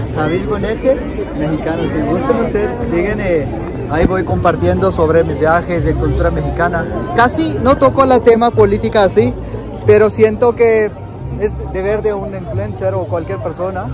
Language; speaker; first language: Spanish; non-native, fluent; Urdu